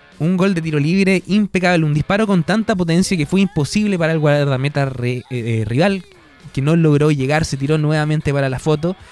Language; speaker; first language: Spanish; native; Spanish